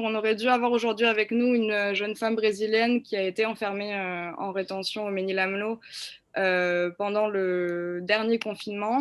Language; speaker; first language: French; native; French